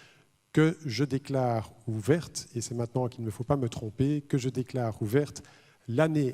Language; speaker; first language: French; native; French